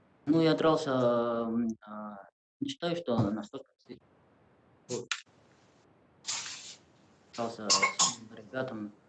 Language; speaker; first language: Russian; non-native, local second language; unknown